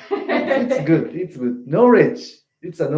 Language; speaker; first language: English; non-native, learner; Japanese